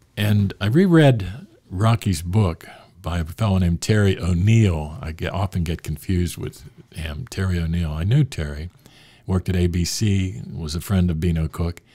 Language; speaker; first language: English; native; English